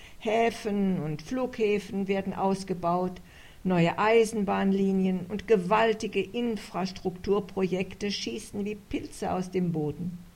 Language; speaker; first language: German; native; German